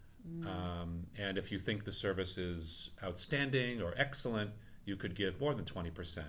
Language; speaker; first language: English; native; English